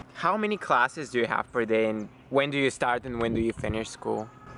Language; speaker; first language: English; non-native, fluent; Bulgarian